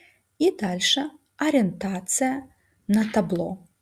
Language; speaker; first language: Russian; non-native, fluent; Lithuanian